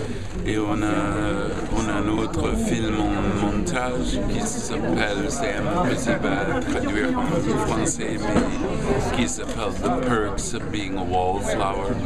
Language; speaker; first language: French; non-native, fluent; English